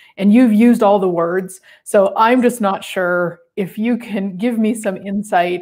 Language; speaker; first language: English; native; English